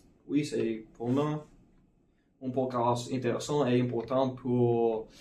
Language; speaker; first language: French; non-native, learner; English